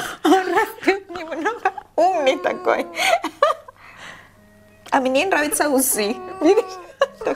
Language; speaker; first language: Russian; non-native, fluent; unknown